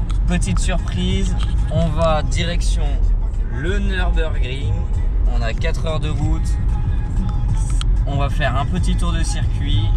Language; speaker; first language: French; native; French